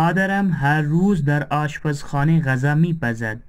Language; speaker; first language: Persian; non-native, fluent; Urdu